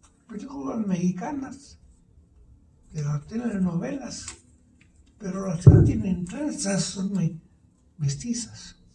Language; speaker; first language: Spanish; early bilingual, heritage; Spanish